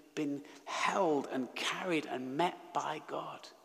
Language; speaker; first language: English; native; English